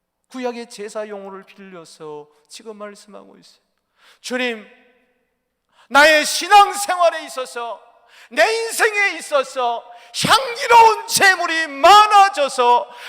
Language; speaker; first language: Korean; native; Korean